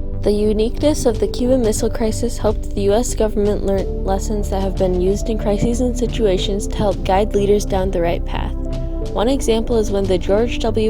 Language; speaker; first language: English; native; English